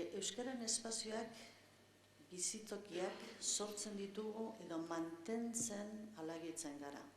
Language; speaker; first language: Basque; non-native, local second language; Spanish